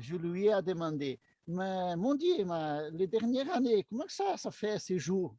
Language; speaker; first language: French; non-native, learner; Portuguese